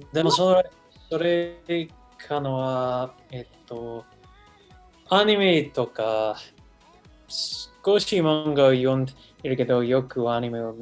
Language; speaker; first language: Japanese; non-native, learner; English